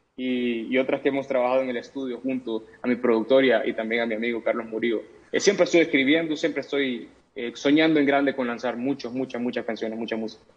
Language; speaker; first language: Spanish; native; Spanish